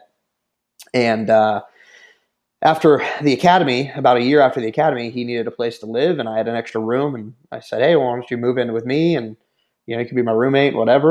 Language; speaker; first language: English; native; English